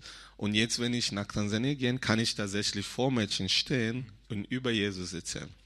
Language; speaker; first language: German; non-native, fluent; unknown